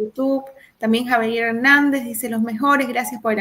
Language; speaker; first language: Spanish; native; Spanish